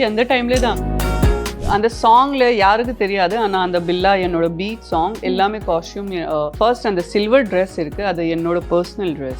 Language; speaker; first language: Tamil; non-native, local second language; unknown